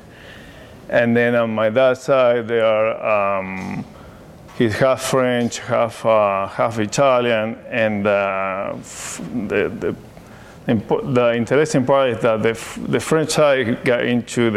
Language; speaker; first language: English; non-native, fluent; Spanish